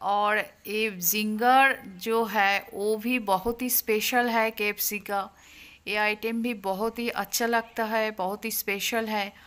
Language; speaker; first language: Hindi; non-native, local second language; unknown